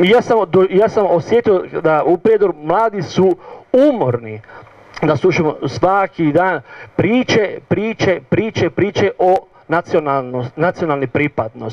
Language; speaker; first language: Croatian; non-native, learner; Italian